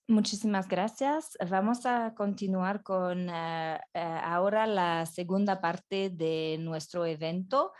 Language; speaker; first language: Spanish; non-native, fluent; French